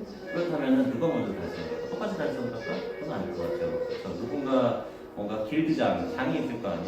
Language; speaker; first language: Korean; native; Korean